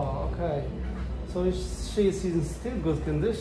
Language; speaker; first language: English; non-native, learner; Polish